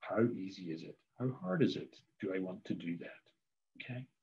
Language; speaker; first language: English; native; English